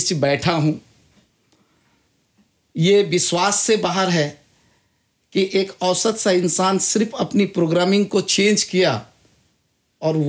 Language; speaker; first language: Hindi; native; Hindi